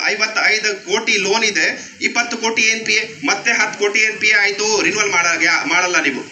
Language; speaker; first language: Kannada; non-native, learner; Hindi